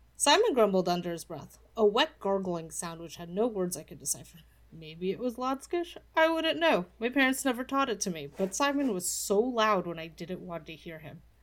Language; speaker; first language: English; early bilingual, other home language; Polish